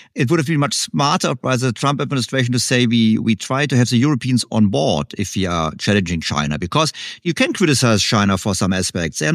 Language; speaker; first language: English; non-native, fluent; German